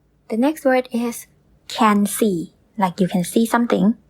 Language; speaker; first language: English; non-native, fluent; Thai